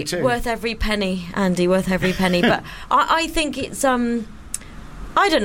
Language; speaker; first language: English; native; English